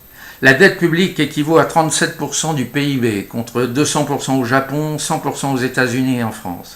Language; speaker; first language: French; native; French